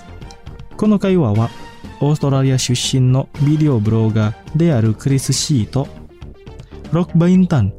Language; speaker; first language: Japanese; non-native, fluent; Indonesian